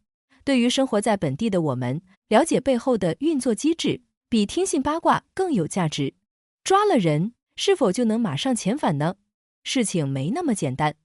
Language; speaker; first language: Chinese; native; Chinese